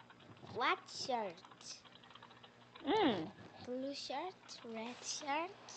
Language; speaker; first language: English; non-native, learner; Korean